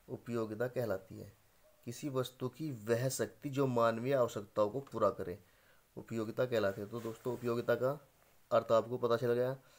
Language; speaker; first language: Hindi; native; Hindi